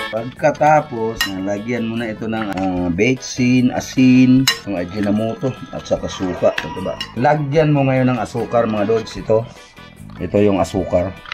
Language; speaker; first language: Filipino; non-native, local second language; Cebuano